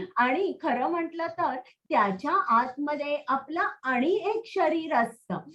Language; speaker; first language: Marathi; native; Marathi